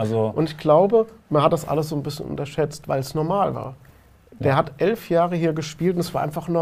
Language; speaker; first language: German; native; German